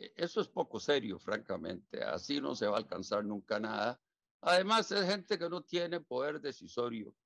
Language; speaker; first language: Spanish; native; Spanish